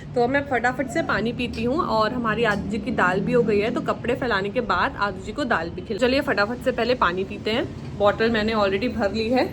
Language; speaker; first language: Hindi; native; Hindi